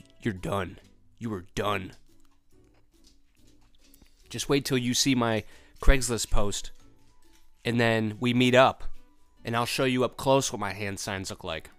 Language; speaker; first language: English; native; English